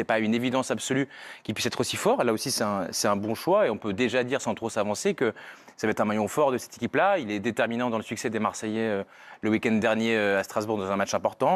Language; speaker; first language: French; native; French